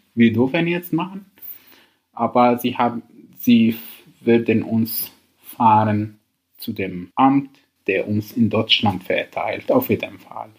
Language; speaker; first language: German; non-native, learner; Arabic